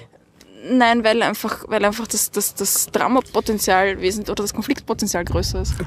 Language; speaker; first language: German; native; German